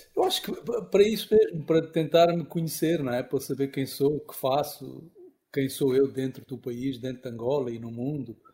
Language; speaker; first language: Portuguese; native; Portuguese